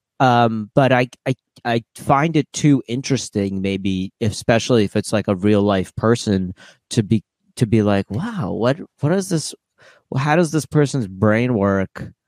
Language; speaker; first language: English; early bilingual, other home language; Russian